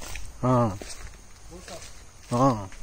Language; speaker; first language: Hindi; non-native, local second language; Telugu